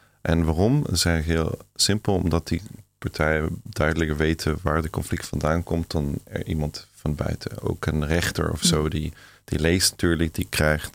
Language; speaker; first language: Dutch; non-native, fluent; German